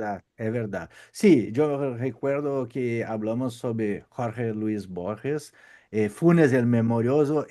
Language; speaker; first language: Spanish; non-native, fluent; Portuguese